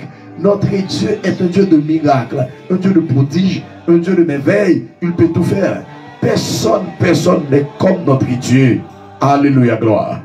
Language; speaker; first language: French; non-native, local second language; Haitian Creole